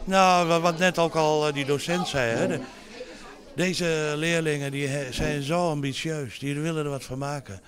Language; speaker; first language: Dutch; native; Dutch